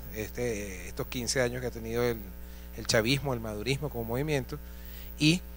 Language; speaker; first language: Spanish; native; Spanish